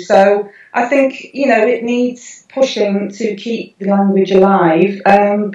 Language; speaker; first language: English; non-native, local second language; Welsh